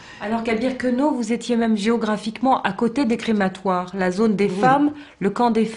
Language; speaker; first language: French; native; French